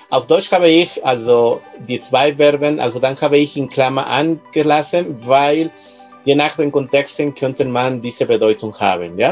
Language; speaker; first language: German; non-native, fluent; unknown